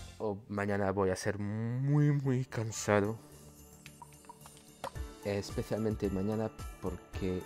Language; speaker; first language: Spanish; non-native, learner; French